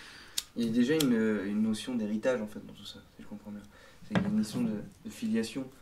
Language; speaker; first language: French; native; French